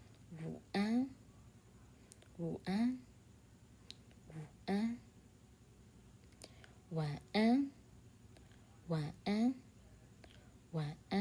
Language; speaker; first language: Chinese; non-native, fluent; Burmese